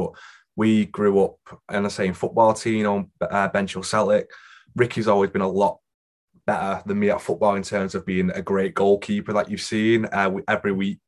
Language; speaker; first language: English; native; English